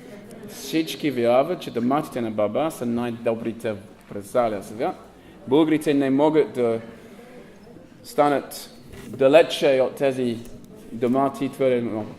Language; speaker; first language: Bulgarian; non-native, learner; English